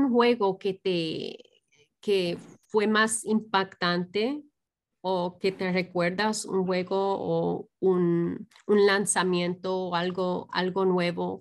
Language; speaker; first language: Spanish; early bilingual, heritage; Spanish